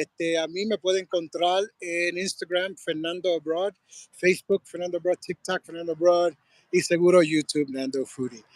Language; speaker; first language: Spanish; early bilingual, heritage; Spanish